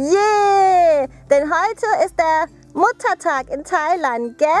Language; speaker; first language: German; early bilingual, other home language; Thai